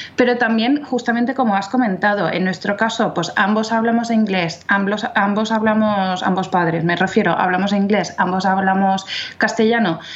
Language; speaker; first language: Spanish; non-native, fluent; English